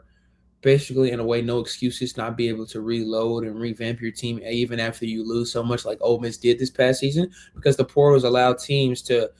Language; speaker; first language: English; native; English